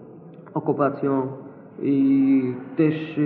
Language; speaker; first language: Polish; non-native, learner; Arabic